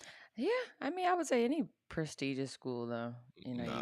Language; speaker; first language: English; native; English